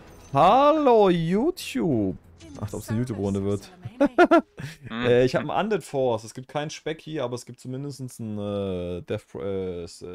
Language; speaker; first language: German; native; German